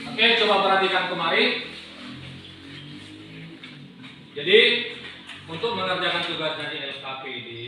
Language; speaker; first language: Indonesian; native; Indonesian